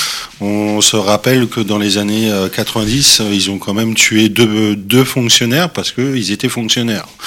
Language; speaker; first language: French; native; French